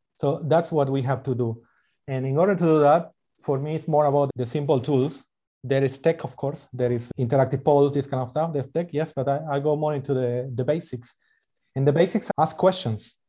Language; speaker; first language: English; non-native, fluent; Spanish